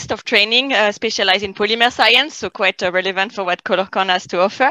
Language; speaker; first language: English; non-native, fluent; French